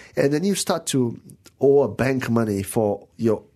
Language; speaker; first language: English; non-native, local second language; Min Nan Chinese